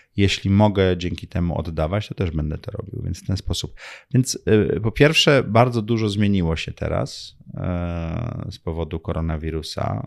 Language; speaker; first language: Polish; early bilingual, heritage; Polish